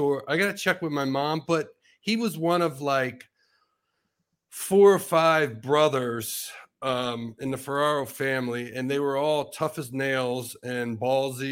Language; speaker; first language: English; native; English